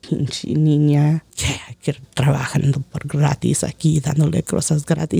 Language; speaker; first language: Spanish; early bilingual, heritage; Spanish